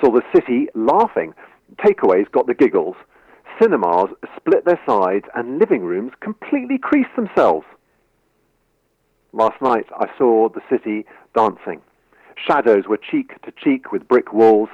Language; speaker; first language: English; native; English